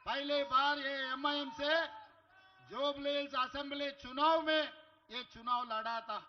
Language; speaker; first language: Hindi; non-native, local second language; Telugu